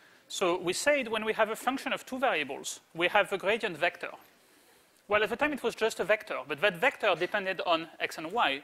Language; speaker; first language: English; native; English